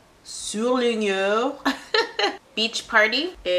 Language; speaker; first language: English; native; English